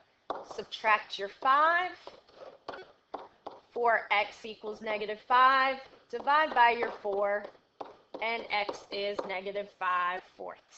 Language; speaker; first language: English; native; English